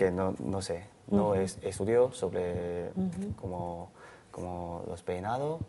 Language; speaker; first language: Spanish; non-native, learner; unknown